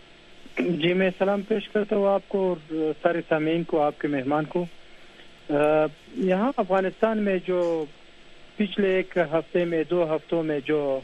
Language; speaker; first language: Hindi; non-native, fluent; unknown